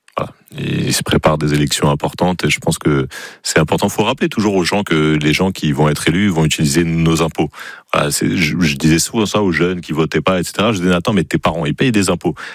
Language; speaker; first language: French; native; French